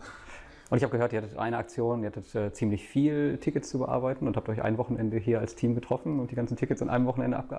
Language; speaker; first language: German; native; German